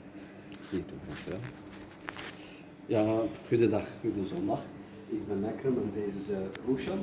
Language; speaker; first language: Dutch; non-native, learner; Kurdish